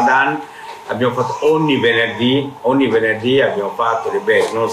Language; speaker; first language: Italian; non-native, fluent; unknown